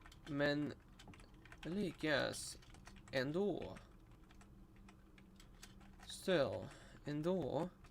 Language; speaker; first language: Swedish; non-native, learner; Russian